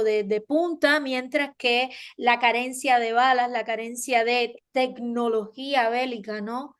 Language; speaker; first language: Spanish; native; Spanish